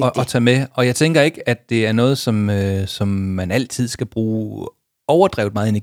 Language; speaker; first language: Danish; native; Danish